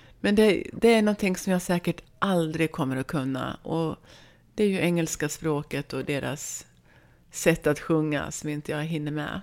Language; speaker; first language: Swedish; native; Swedish